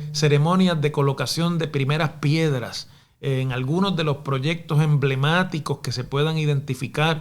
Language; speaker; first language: Spanish; native; Spanish